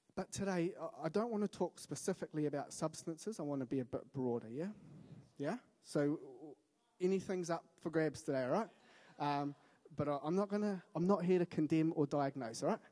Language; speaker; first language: English; native; English